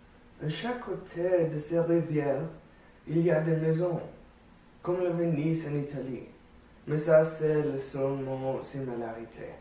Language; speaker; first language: French; non-native, learner; English